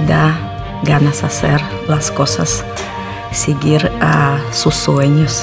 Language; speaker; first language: Spanish; non-native, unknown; Russian